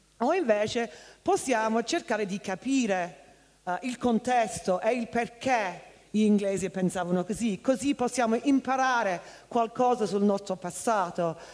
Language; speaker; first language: Italian; non-native, fluent; English